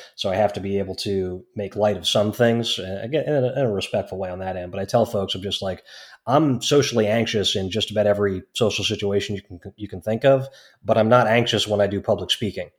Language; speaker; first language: English; native; English